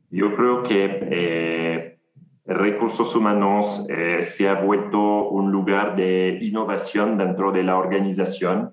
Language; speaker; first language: Spanish; non-native, fluent; French